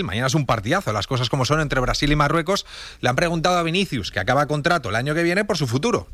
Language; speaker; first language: Spanish; native; Spanish